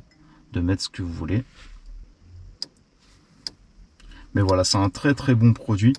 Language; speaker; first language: French; native; French